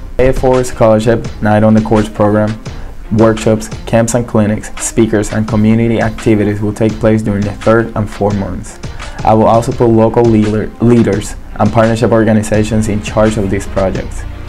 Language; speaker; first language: English; non-native, fluent; Spanish